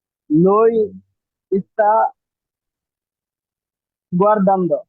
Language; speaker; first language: Italian; non-native, learner; Bangla